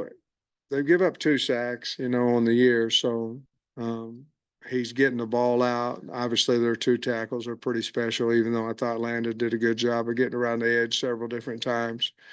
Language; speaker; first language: English; native; English